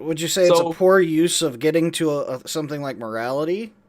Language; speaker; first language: English; native; English